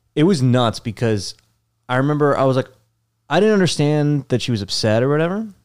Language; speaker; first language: English; native; English